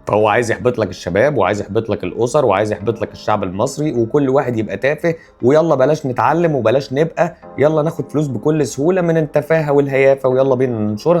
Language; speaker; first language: Arabic; native; Arabic